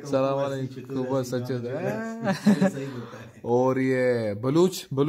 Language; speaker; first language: Hindi; non-native, local second language; Malayalam